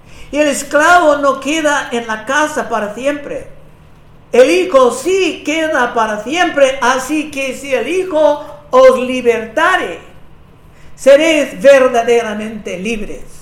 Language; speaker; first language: Spanish; non-native, fluent; English